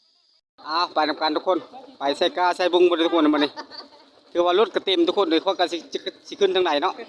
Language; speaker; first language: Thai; non-native, local second language; Lao